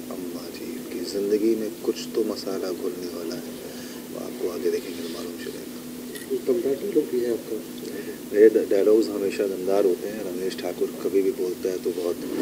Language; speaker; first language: Hindi; native; Hindi